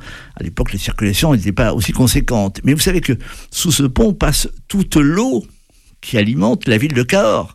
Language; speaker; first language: French; native; French